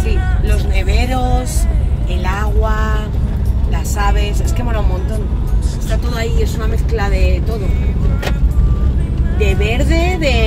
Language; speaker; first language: Spanish; native; Spanish